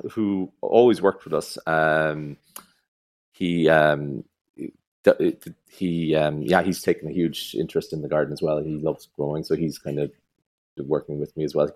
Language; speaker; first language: English; native; English